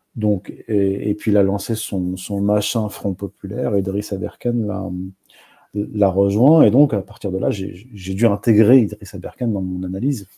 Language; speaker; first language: French; non-native, local second language; Arabic